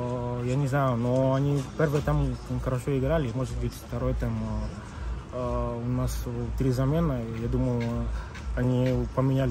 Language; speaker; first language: Russian; non-native, fluent; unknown